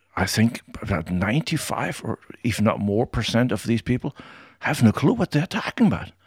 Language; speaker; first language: English; non-native, fluent; German